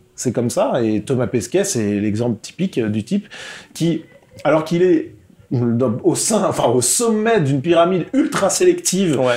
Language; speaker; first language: French; native; French